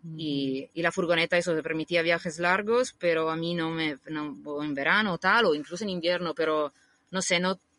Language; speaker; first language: Spanish; non-native, fluent; Italian